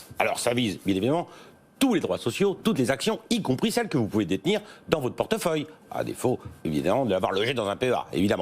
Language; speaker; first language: French; native; French